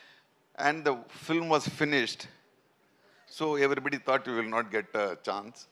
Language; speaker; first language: Telugu; non-native, local second language; Tamil